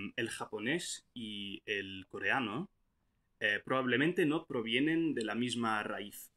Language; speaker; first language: Spanish; non-native, fluent; English